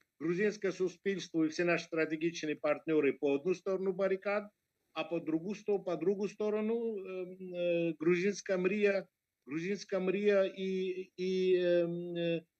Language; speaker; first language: Ukrainian; non-native, fluent; Georgian